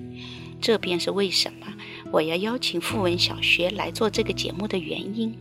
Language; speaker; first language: Chinese; native; Chinese